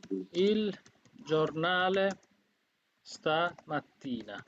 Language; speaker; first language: Italian; non-native, fluent; Bangla